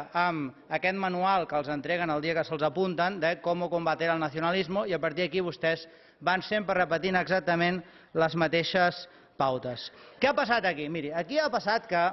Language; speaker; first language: Catalan; native; Catalan